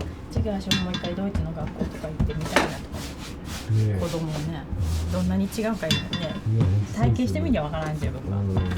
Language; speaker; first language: Japanese; native; Japanese